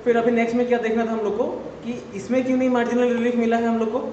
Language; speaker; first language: Hindi; non-native, local second language; Assamese